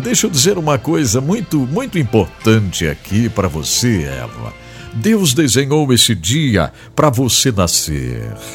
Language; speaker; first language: Portuguese; native; Portuguese